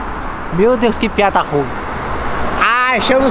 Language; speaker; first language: Portuguese; native; Portuguese